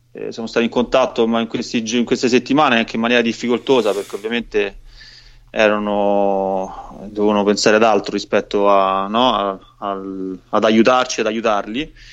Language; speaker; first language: Italian; native; Italian